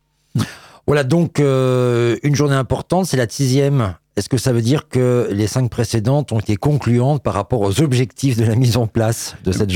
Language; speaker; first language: French; native; French